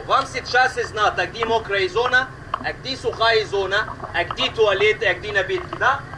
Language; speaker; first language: Russian; non-native, learner; Arabic